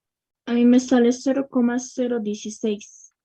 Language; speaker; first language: Spanish; native; Spanish